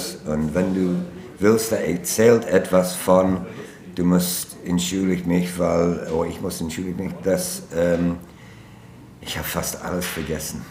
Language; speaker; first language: German; non-native, learner; English